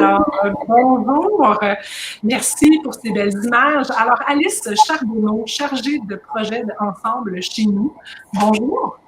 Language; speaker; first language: French; native; French